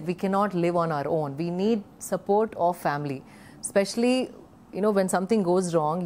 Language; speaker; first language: English; non-native, local second language; Telugu